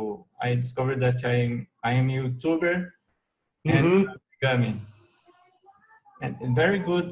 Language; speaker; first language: English; non-native, learner; Portuguese